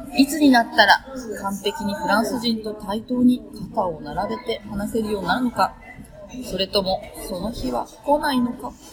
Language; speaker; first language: Japanese; native; Japanese